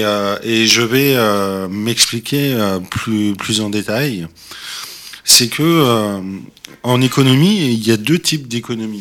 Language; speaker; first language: French; native; French